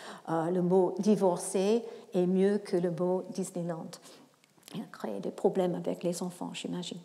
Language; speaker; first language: French; non-native, fluent; English